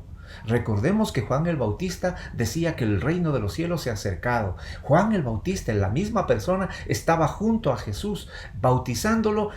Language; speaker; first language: Spanish; native; Spanish